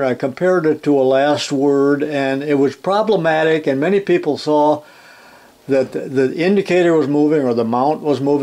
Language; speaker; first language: English; native; English